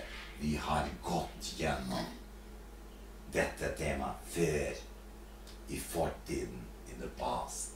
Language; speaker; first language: Norwegian; non-native, fluent; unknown